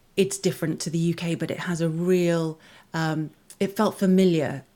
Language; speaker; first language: English; native; English